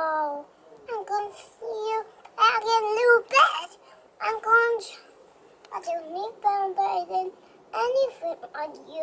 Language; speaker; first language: English; early bilingual, heritage; English